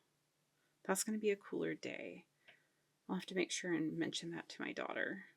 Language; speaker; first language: English; native; English